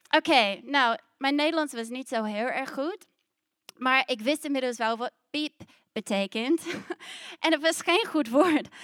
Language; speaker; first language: Dutch; non-native, fluent; English